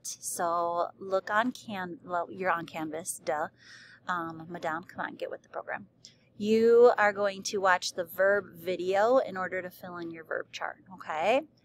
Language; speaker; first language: English; native; English